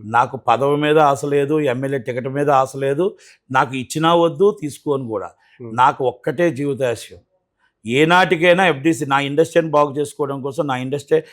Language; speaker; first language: Telugu; native; Telugu